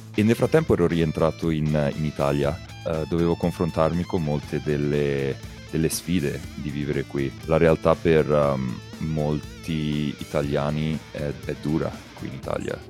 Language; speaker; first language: Italian; early bilingual, heritage; Italian